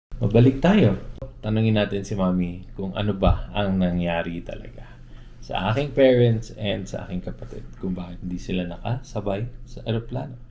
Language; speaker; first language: Filipino; native; Filipino